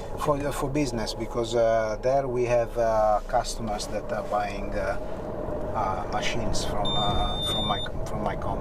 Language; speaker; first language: English; non-native, learner; Italian